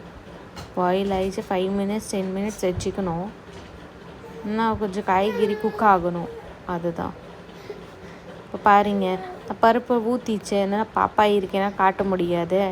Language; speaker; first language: Tamil; non-native, learner; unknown